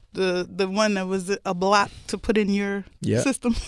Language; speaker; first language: English; native; English